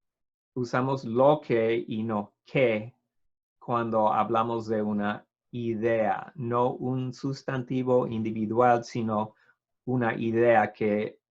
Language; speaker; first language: Spanish; non-native, fluent; English